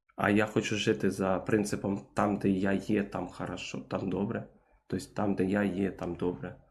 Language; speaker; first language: Ukrainian; native; Ukrainian